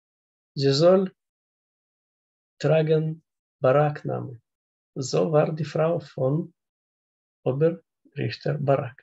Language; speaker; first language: German; non-native, learner; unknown